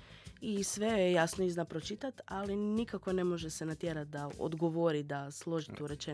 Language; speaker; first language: Serbian; native; Serbian